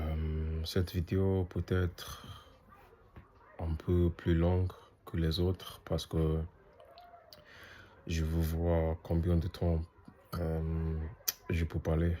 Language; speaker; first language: French; non-native, learner; English